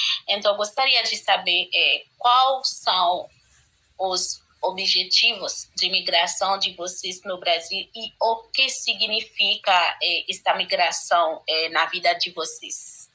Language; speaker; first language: Portuguese; non-native, fluent; Haitian Creole